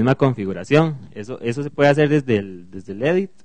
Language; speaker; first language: Spanish; native; Spanish